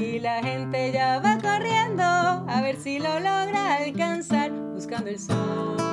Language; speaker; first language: French; non-native, fluent; Spanish